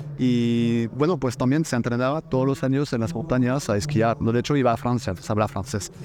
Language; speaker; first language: Spanish; non-native, fluent; French